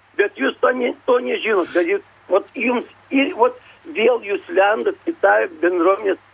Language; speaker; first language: Lithuanian; non-native, local second language; Russian